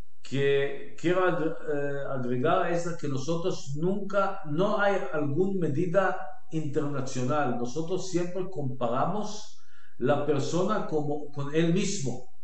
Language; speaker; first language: Spanish; non-native, learner; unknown